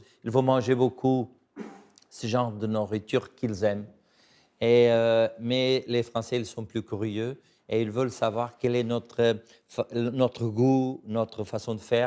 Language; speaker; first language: French; non-native, fluent; Portuguese